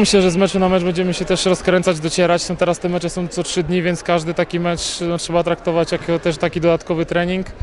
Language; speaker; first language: Polish; native; Polish